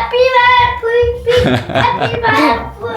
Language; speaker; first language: Korean; native; Korean